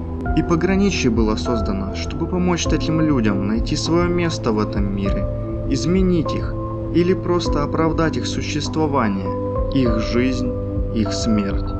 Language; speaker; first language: Russian; native; Russian